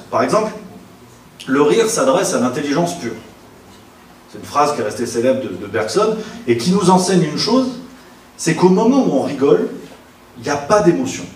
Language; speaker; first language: French; native; French